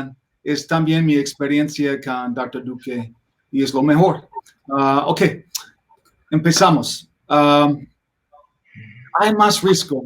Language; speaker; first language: Spanish; non-native, learner; English